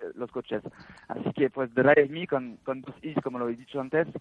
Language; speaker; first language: Spanish; non-native, fluent; French